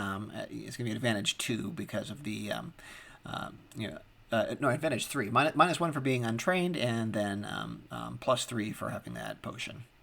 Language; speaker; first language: English; native; English